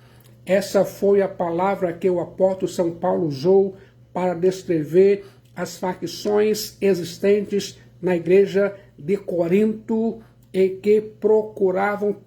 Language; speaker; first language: Portuguese; native; Portuguese